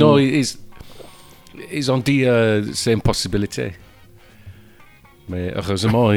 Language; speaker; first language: French; non-native, fluent; English